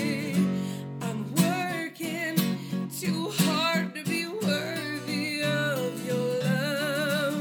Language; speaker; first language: English; native; English